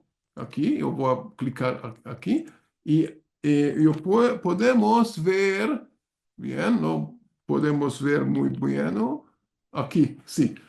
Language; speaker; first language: Spanish; non-native, learner; Hungarian